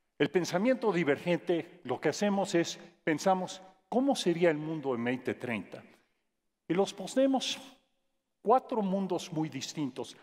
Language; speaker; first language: Spanish; non-native, fluent; English